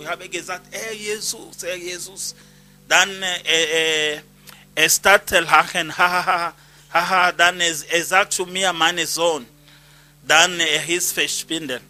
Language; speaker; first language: German; non-native, learner; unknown